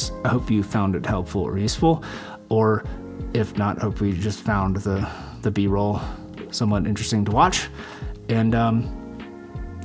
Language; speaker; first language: English; native; English